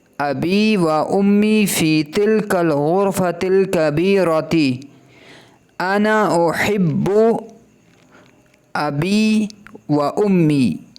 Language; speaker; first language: Arabic; non-native, fluent; Urdu